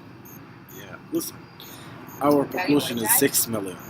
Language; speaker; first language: English; non-native, fluent; Arabic